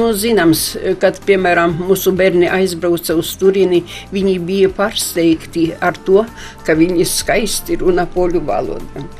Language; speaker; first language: Latvian; non-native, local second language; Polish